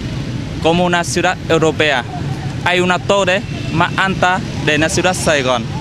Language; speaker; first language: Spanish; non-native, learner; Vietnamese